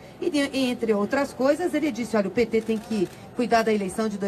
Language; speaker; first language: Portuguese; native; Portuguese